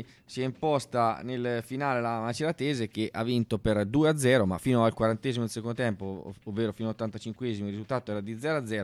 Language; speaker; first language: Italian; native; Italian